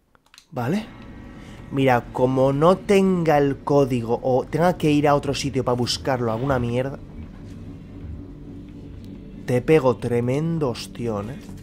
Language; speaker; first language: Spanish; native; Spanish